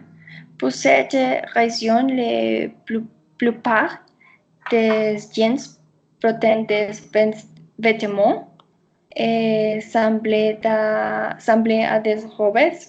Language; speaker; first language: French; non-native, learner; Spanish